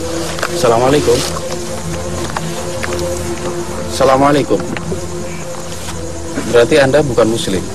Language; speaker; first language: Indonesian; native; Indonesian